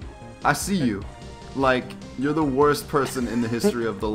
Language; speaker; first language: English; native; English